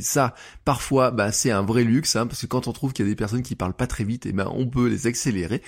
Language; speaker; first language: French; native; French